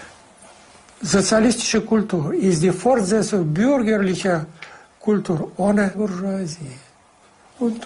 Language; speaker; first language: German; non-native, fluent; Russian